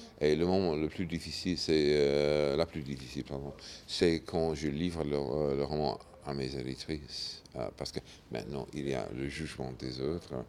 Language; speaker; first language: French; non-native, fluent; English